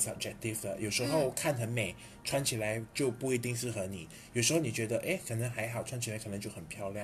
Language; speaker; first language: Chinese; native; Chinese